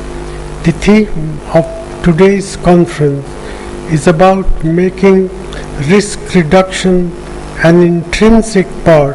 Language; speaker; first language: English; non-native, local second language; Punjabi